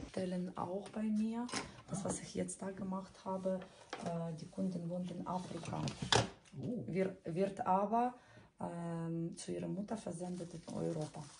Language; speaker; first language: German; non-native, fluent; Russian